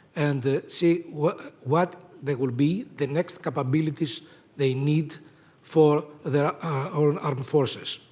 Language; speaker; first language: English; non-native, fluent; Greek